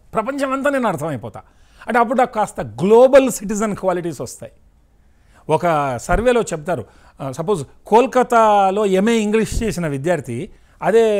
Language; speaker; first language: Telugu; native; Telugu